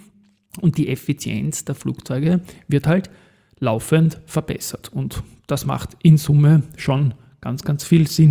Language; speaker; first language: German; native; German